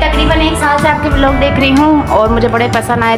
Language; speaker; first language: Hindi; non-native, local second language; Sindhi